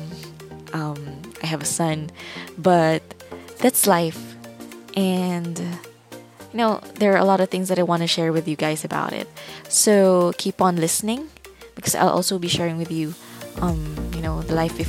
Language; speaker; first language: English; non-native, local second language; Filipino